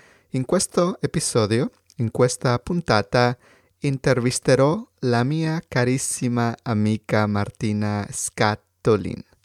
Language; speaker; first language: Italian; non-native, fluent; Spanish